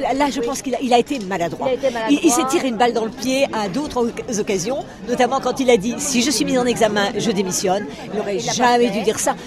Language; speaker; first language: French; native; French